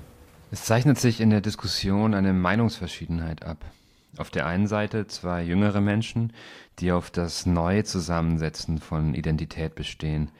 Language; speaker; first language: German; native; German